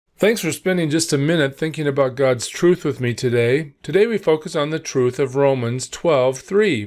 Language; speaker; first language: English; native; English